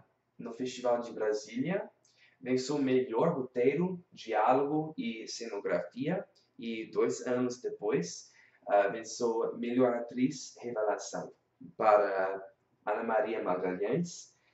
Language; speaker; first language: Portuguese; non-native, learner; English